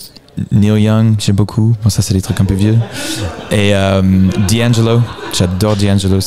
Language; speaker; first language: French; non-native, fluent; English